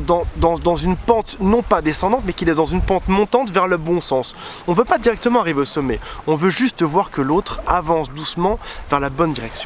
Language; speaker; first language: French; native; French